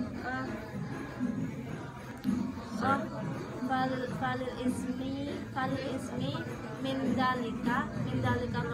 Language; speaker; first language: Arabic; non-native, learner; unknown